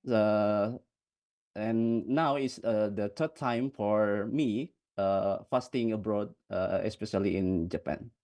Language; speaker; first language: English; non-native, fluent; Indonesian